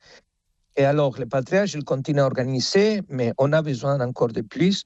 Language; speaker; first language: French; non-native, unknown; Spanish